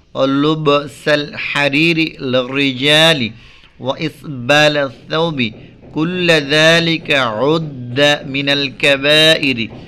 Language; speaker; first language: Arabic; non-native, fluent; Bangla